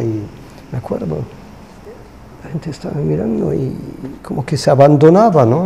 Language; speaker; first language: Spanish; non-native, fluent; German